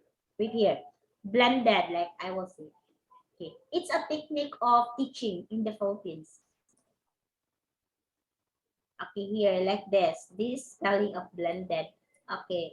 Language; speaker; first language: English; non-native, local second language; Cebuano